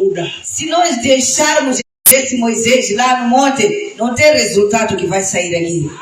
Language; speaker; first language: Portuguese; non-native, local second language; Shona